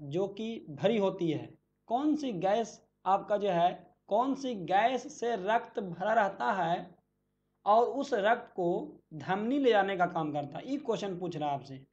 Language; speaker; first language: Hindi; native; Hindi